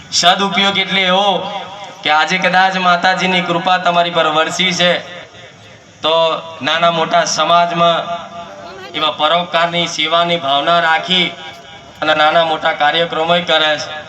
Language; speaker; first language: Gujarati; native; Gujarati